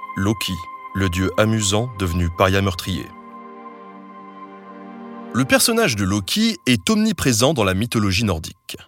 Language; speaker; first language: French; native; French